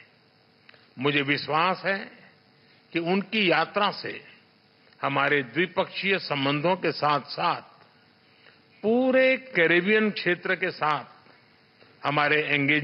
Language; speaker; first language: Hindi; native; Hindi